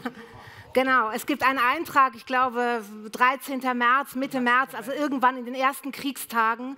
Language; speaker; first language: German; native; German